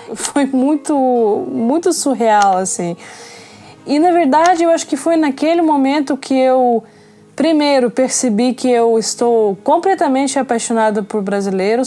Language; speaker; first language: Portuguese; non-native, fluent; Russian